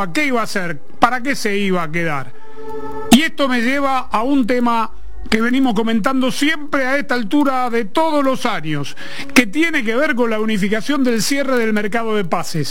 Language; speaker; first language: Spanish; native; Spanish